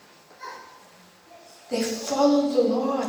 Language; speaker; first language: English; non-native, fluent; Danish